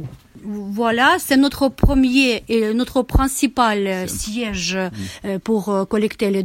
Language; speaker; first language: French; non-native, learner; Ukrainian